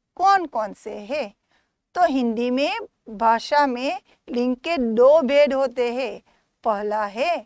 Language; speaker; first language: Hindi; non-native, local second language; Gujarati